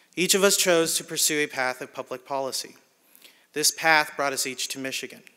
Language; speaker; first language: English; early bilingual, other home language; Spanish